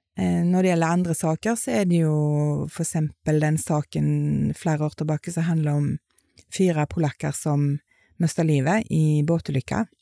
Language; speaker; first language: Norwegian; native; Norwegian